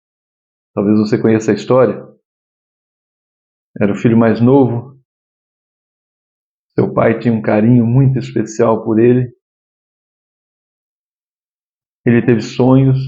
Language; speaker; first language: Portuguese; native; Portuguese